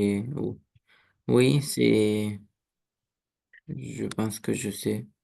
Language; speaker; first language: French; non-native, learner; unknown